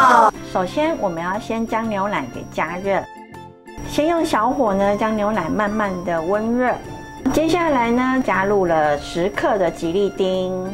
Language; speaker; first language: Chinese; native; Chinese